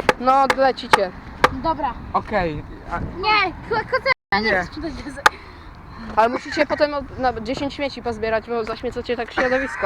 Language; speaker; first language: Polish; native; Polish